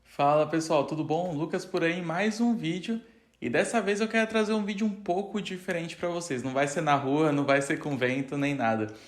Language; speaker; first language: Portuguese; native; Portuguese